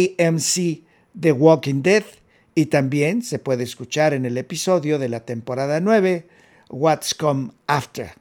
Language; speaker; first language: Spanish; native; Spanish